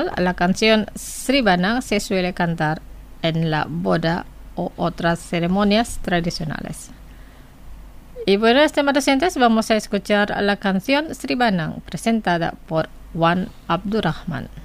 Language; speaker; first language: Spanish; non-native, fluent; Indonesian